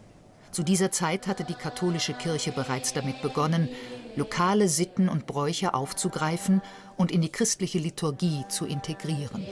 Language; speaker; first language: German; native; German